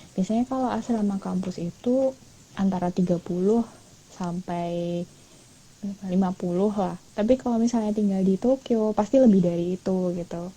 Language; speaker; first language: Indonesian; native; Indonesian